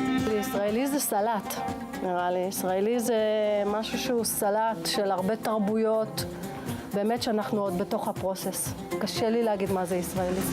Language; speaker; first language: Hebrew; early bilingual, other home language; English